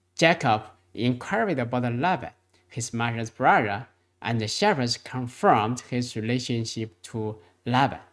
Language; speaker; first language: English; non-native, fluent; Chinese